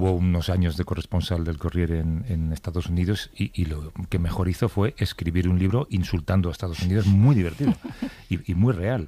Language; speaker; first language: Spanish; native; Spanish